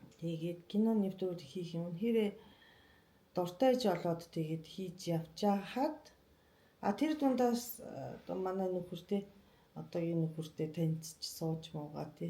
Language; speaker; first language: Mongolian; non-native, fluent; Japanese